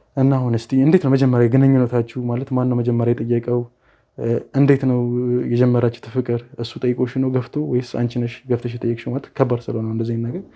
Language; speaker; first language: Amharic; native; Amharic